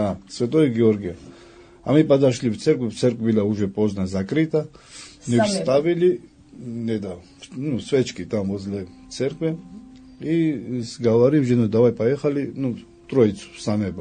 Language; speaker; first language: Russian; non-native, fluent; Georgian